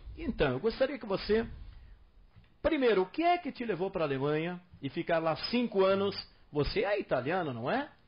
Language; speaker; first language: Portuguese; native; Portuguese